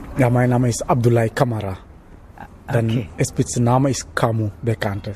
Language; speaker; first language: German; non-native, learner; Wolof